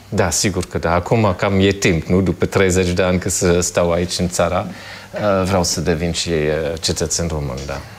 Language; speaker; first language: Romanian; non-native, fluent; German